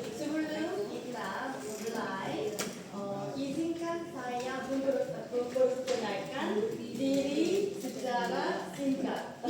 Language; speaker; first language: Indonesian; non-native, learner; Korean